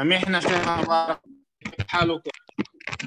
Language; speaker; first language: Arabic; non-native, learner; Indonesian